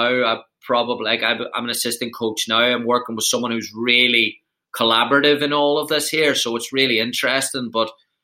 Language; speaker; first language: English; native; English